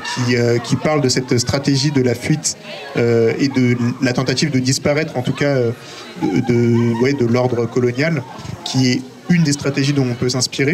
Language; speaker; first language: French; native; French